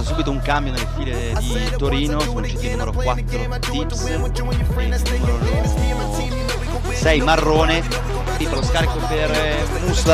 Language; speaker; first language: Italian; native; Italian